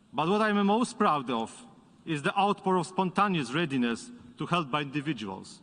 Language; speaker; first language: English; non-native, fluent; Polish